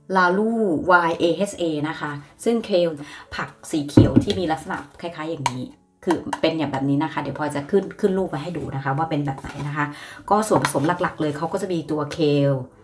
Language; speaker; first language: Thai; native; Thai